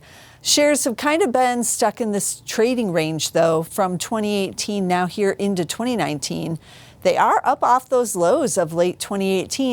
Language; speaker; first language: English; native; English